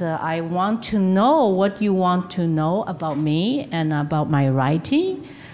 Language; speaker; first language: English; non-native, fluent; Chinese